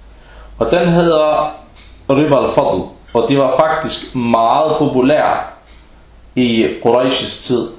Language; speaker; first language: Danish; non-native, fluent; Arabic